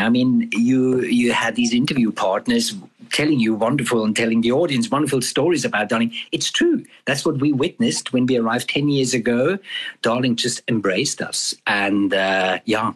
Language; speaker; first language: English; non-native, fluent; German